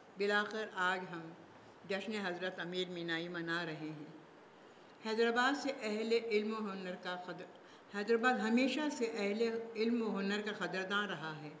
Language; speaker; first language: Urdu; native; Urdu